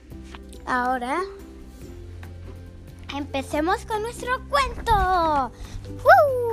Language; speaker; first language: Spanish; early bilingual, heritage; Spanish